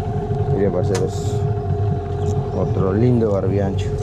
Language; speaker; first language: Spanish; native; Spanish